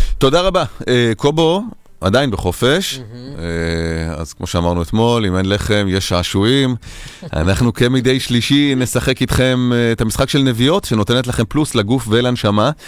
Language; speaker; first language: Hebrew; native; Hebrew